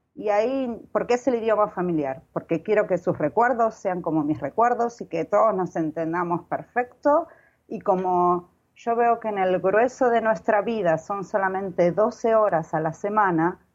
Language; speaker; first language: Spanish; native; Spanish